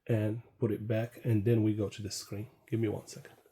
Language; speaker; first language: English; non-native, fluent; Arabic